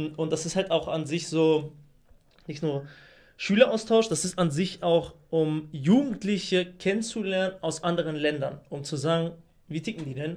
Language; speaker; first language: German; early bilingual, other home language; Greek